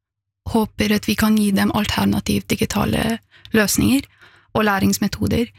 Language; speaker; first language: Norwegian; early bilingual, other home language; Persian